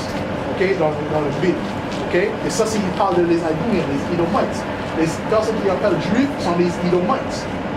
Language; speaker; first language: French; non-native, learner; English